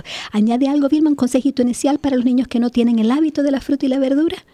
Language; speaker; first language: Spanish; native; Spanish